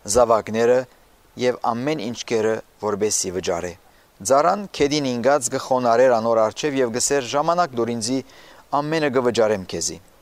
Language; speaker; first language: Armenian; early bilingual, heritage; Armenian